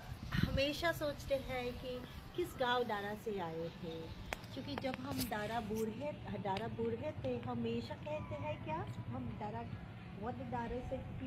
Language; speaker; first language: Hindi; early bilingual, heritage; English